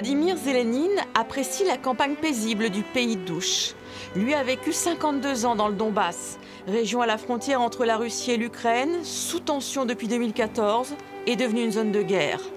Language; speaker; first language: French; native; French